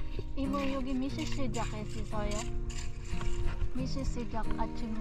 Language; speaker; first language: Korean; non-native, learner; Filipino